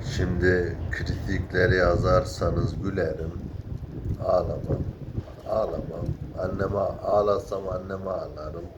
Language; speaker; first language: Turkish; early bilingual, heritage; Turkish